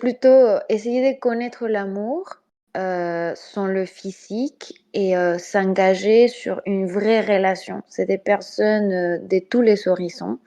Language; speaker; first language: French; non-native, fluent; Spanish